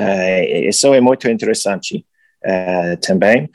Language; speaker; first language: Portuguese; non-native, learner; English